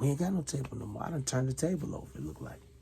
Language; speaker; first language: English; native; English